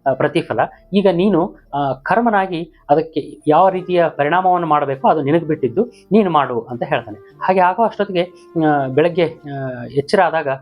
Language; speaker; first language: Kannada; native; Kannada